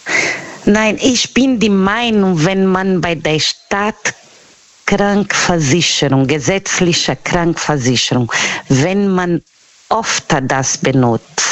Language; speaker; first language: German; non-native, fluent; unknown